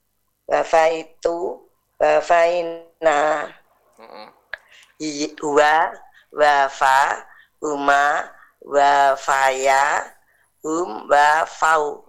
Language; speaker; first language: Arabic; non-native, learner; Indonesian